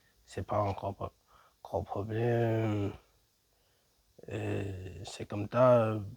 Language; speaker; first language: French; non-native, learner; English